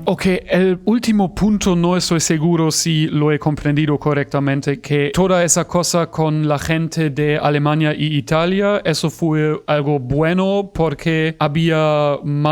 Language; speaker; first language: Spanish; non-native, fluent; German